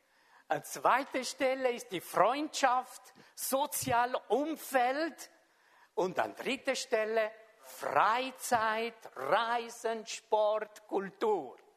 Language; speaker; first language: German; non-native, fluent; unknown